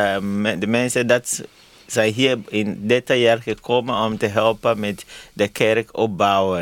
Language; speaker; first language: Dutch; non-native, learner; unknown